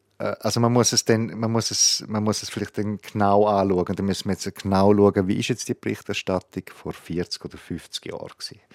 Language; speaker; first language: German; native; German